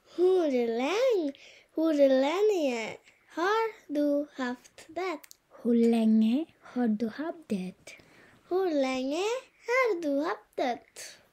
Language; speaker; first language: Swedish; non-native, learner; Bangla